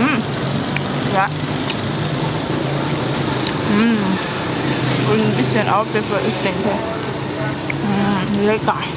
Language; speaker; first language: German; non-native, fluent; Thai